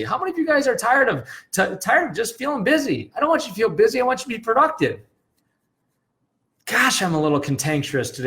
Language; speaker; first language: English; native; English